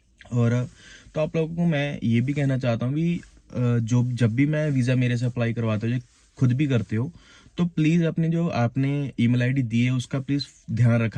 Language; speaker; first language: Hindi; native; Hindi